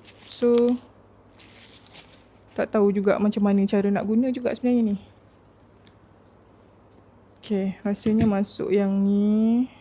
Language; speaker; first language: Malay; native; Malay